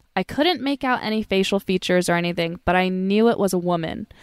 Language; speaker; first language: English; native; English